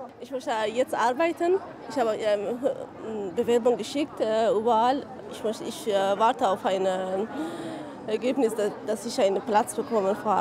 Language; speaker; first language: German; non-native, learner; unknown